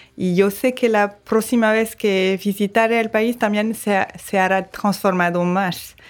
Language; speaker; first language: Spanish; non-native, fluent; French